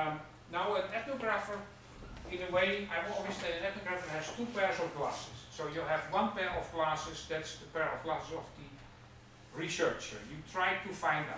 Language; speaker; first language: English; non-native, fluent; Dutch